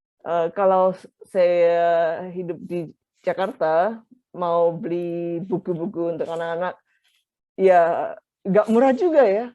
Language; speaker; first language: Indonesian; non-native, fluent; Japanese